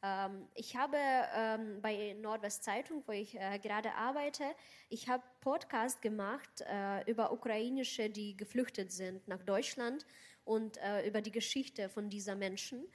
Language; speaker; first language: German; non-native, fluent; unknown